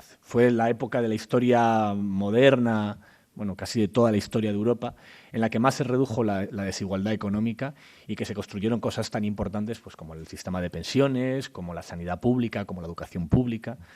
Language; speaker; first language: Spanish; native; Spanish